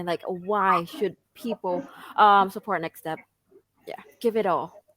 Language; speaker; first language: English; non-native, fluent; Khmer